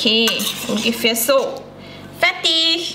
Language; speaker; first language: German; non-native, learner; Thai